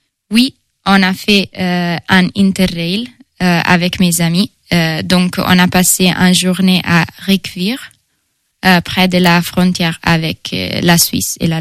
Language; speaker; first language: French; non-native, fluent; Italian